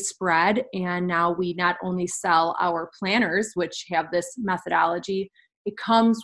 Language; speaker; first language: English; native; English